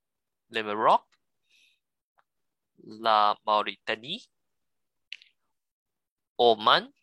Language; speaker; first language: French; non-native, learner; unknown